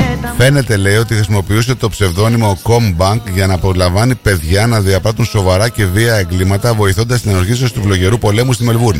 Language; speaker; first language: Greek; native; Greek